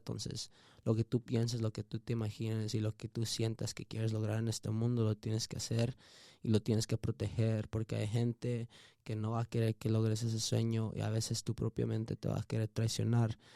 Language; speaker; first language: Spanish; early bilingual, heritage; Spanish